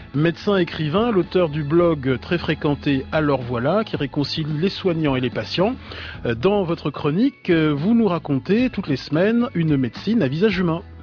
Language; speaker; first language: French; native; French